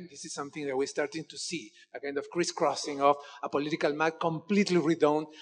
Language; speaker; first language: English; non-native, fluent; Spanish